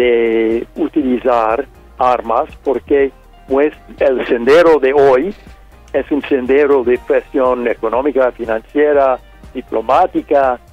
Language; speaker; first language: Spanish; non-native, fluent; English